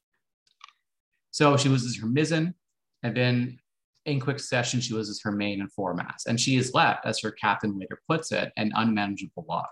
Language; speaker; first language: English; native; English